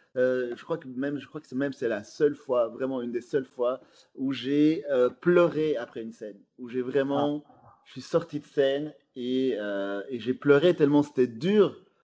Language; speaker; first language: French; native; French